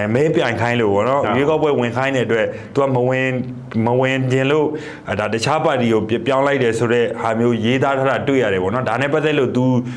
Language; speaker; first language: Burmese; native; Burmese